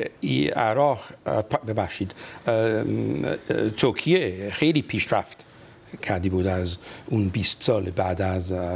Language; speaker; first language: Persian; non-native, fluent; English